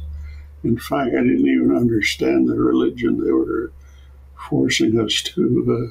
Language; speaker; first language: English; non-native, fluent; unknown